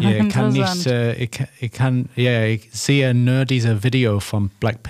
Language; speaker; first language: German; non-native, learner; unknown